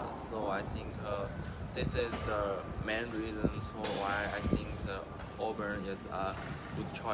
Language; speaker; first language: English; non-native, learner; Chinese